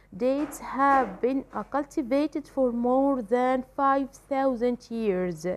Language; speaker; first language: English; non-native, fluent; Arabic